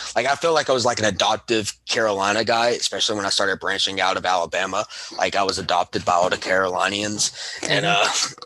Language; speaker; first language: English; native; English